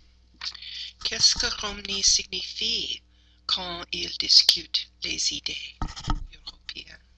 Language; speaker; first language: French; non-native, learner; English